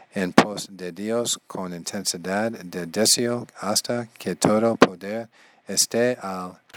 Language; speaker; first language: Spanish; non-native, learner; English